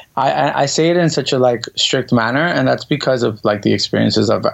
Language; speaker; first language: English; native; English